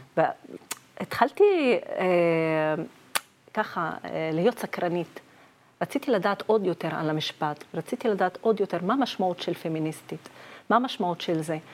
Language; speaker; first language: Hebrew; non-native, local second language; Arabic